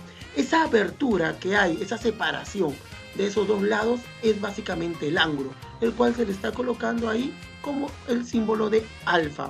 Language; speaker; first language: Spanish; native; Spanish